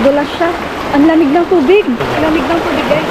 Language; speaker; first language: Filipino; native; Filipino